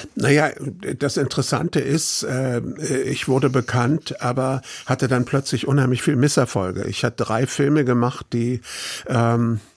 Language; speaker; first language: German; native; German